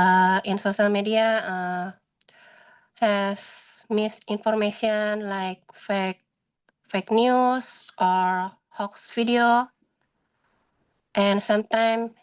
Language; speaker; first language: English; non-native, learner; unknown